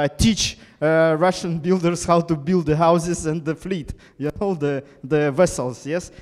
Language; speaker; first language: English; non-native, fluent; Russian